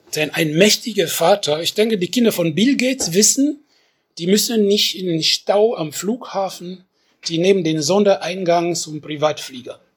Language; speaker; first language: German; non-native, fluent; French